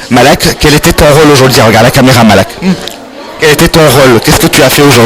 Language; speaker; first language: French; non-native, fluent; Arabic